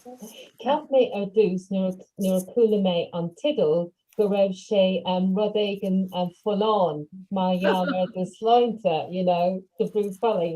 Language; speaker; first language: Irish; non-native, local second language; English